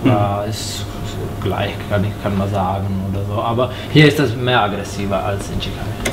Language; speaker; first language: German; non-native, fluent; Czech